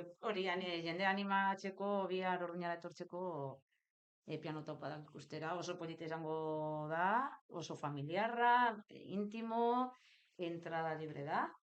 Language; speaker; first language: Basque; non-native, local second language; Spanish